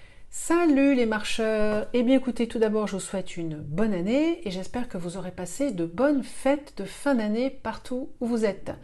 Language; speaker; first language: French; native; French